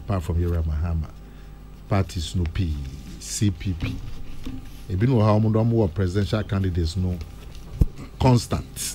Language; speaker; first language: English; non-native, local second language; Akan